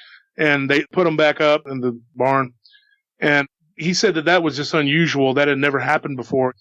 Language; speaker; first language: English; native; English